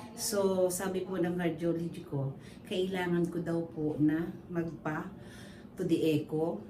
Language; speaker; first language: Filipino; native; Filipino